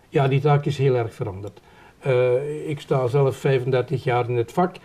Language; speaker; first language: Dutch; native; Dutch